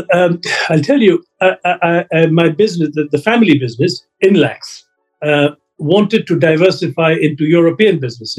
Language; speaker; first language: English; non-native, local second language; Sindhi